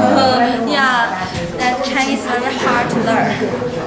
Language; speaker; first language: English; non-native, learner; Chinese